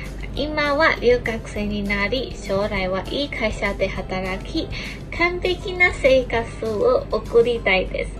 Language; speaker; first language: Japanese; non-native, learner; Burmese